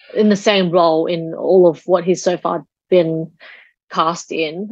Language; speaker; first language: English; early bilingual, other home language; Chinese